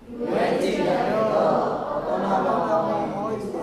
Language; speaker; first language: Japanese; non-native, learner; Indonesian